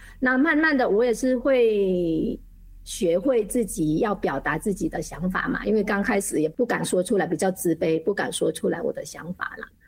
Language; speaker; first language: Chinese; non-native, fluent; Vietnamese